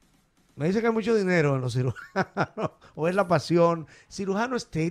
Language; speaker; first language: Spanish; native; Spanish